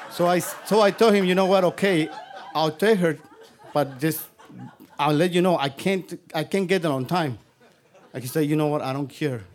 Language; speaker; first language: English; non-native, fluent; Spanish